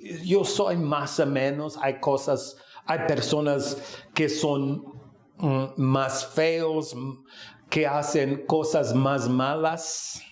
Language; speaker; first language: Spanish; non-native, fluent; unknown